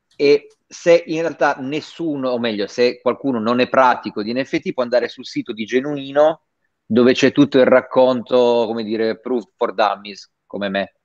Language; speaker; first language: Italian; native; Italian